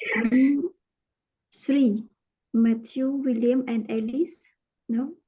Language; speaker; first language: English; non-native, learner; Khmer